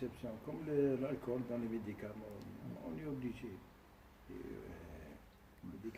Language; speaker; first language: French; non-native, fluent; Arabic